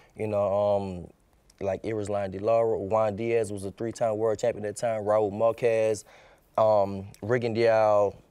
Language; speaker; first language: English; native; English